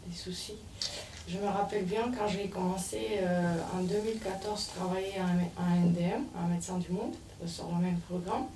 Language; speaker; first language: French; non-native, fluent; Romanian